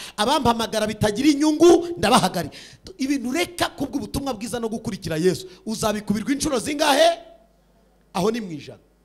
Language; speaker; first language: Kinyarwanda; early bilingual, heritage; Kinyarwanda